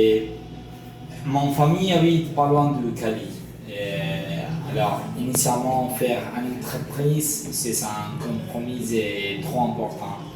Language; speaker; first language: French; non-native, learner; Spanish